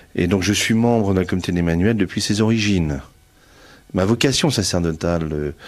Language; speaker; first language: French; native; French